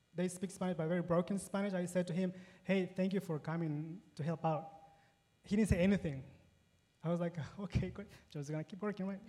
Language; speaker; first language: English; non-native, fluent; Spanish